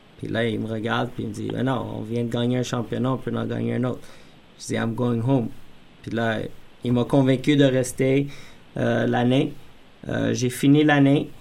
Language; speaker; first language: French; native; French